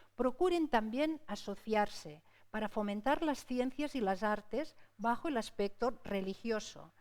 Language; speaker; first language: Spanish; non-native, local second language; Catalan